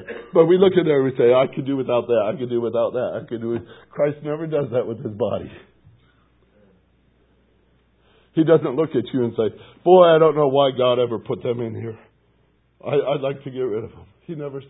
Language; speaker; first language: English; native; English